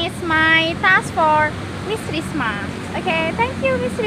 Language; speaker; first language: English; non-native, learner; Indonesian